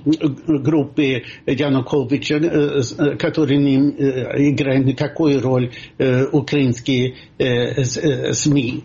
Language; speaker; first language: Russian; non-native, fluent; Swedish